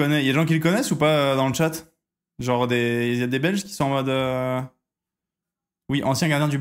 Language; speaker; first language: French; native; French